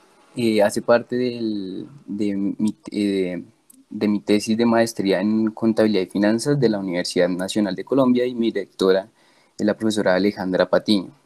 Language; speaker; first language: Spanish; native; Spanish